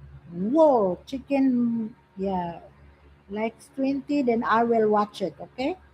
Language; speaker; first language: English; non-native, local second language; Filipino